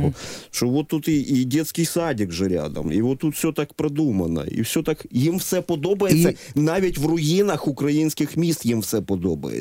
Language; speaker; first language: Ukrainian; native; Ukrainian